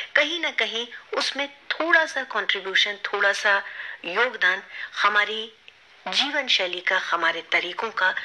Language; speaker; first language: Hindi; native; Hindi